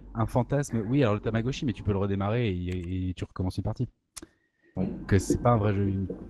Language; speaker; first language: French; native; French